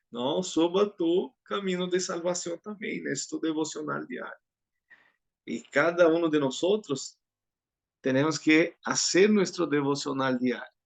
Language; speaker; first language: Portuguese; non-native, learner; Spanish